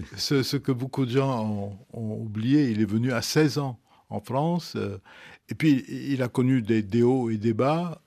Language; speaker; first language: French; non-native, local second language; Arabic